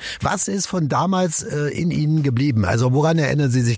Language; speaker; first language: German; native; German